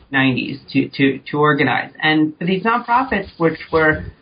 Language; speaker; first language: English; native; English